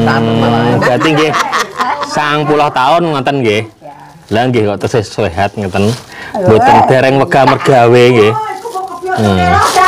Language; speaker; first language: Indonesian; non-native, local second language; Javanese